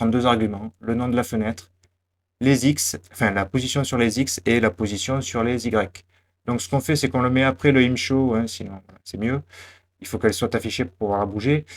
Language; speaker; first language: French; native; French